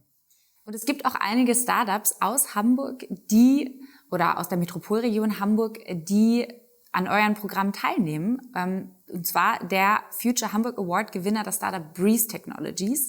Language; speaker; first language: German; native; German